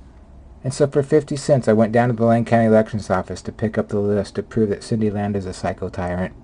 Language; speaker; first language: English; native; English